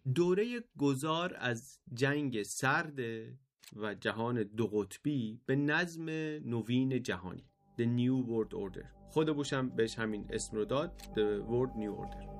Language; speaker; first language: Persian; native; Persian